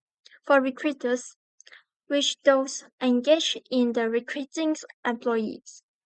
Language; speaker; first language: English; non-native, learner; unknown